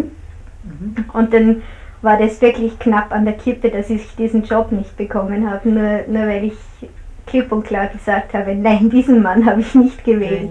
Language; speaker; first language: German; native; German